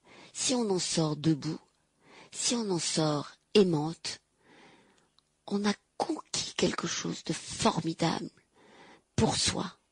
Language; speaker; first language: French; native; French